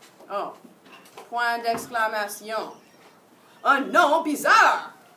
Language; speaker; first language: French; non-native, fluent; English